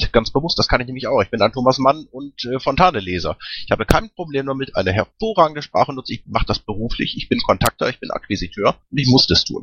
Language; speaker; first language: German; native; German